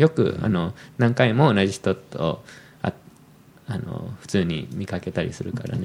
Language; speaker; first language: Japanese; native; Japanese